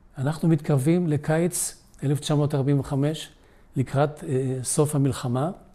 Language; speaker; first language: Hebrew; early bilingual, other home language; Polish